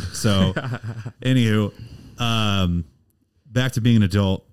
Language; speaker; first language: English; native; English